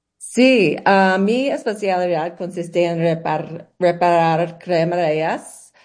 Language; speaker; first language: Spanish; non-native, learner; English